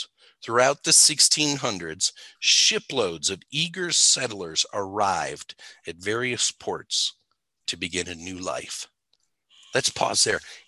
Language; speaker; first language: English; native; English